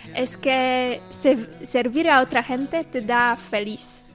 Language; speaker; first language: Spanish; non-native, learner; Polish